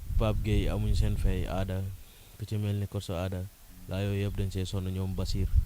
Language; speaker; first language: Wolof; non-native, local second language; Serer